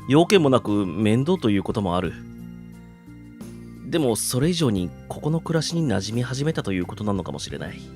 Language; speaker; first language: Japanese; native; Japanese